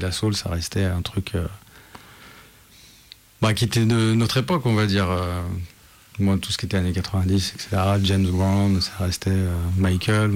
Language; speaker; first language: French; native; French